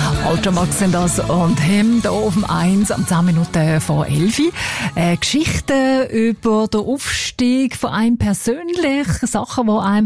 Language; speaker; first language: German; native; German